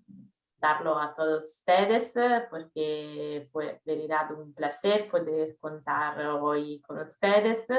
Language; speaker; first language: Spanish; non-native, fluent; Italian